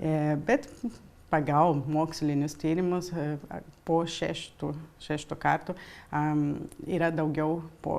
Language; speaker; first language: Lithuanian; early bilingual, heritage; Lithuanian